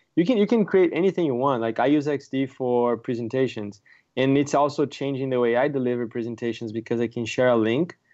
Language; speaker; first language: English; non-native, fluent; Portuguese